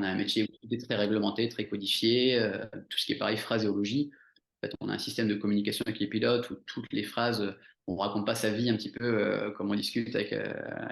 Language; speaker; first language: French; native; French